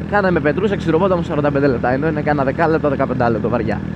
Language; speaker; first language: Greek; native; Greek